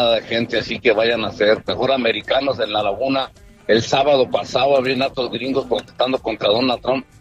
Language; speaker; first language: Spanish; native; Spanish